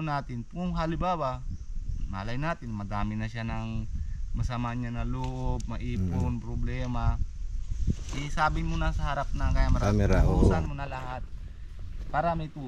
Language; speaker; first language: Filipino; non-native, fluent; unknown